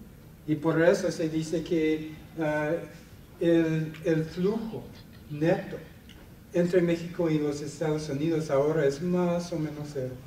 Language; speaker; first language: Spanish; non-native, fluent; English